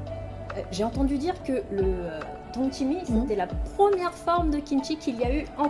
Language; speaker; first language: French; native; French